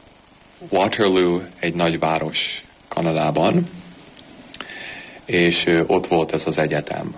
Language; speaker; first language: Hungarian; early bilingual, heritage; Hungarian